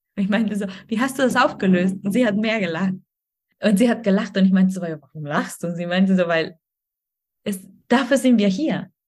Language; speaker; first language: German; non-native, fluent; Spanish